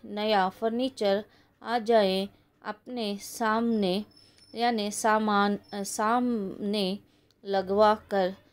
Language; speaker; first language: Hindi; non-native, local second language; Kannada